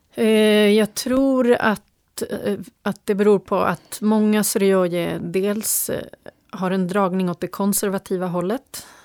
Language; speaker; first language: Swedish; early bilingual, other home language; Turoyo